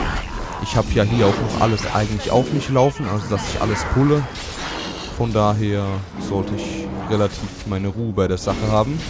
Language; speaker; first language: German; native; German